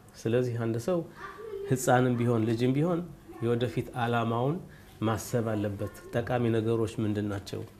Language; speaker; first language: Amharic; native; Amharic